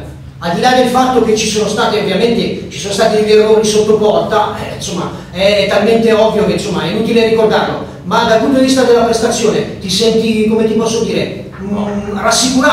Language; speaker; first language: Italian; native; Italian